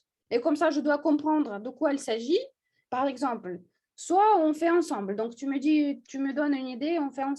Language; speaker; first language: French; non-native, fluent; Russian